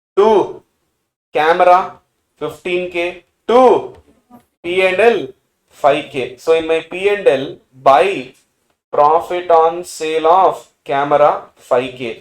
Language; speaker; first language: English; non-native, local second language; Tamil